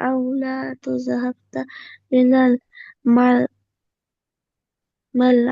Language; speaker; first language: Arabic; non-native, learner; Bangla